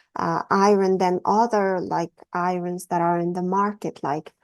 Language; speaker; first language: English; non-native, fluent; Mongolian